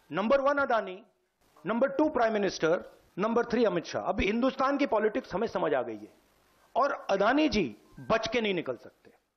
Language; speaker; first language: Hindi; native; Hindi